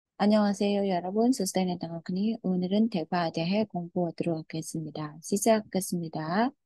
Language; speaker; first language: Korean; non-native, fluent; Khmer